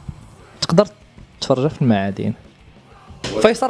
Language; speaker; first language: Arabic; native; Arabic